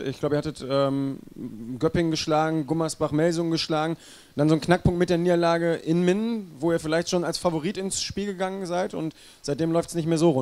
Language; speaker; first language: German; native; German